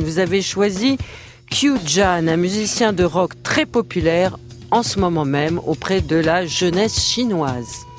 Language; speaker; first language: French; native; French